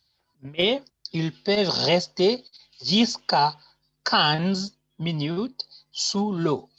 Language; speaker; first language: French; non-native, fluent; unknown